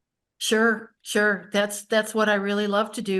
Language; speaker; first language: English; native; English